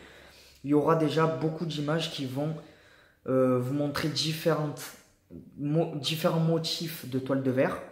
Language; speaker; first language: French; native; French